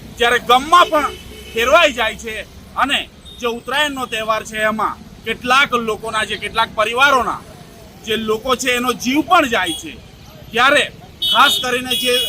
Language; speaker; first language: Gujarati; native; Gujarati